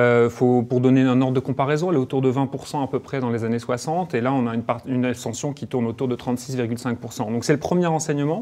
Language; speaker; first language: French; native; French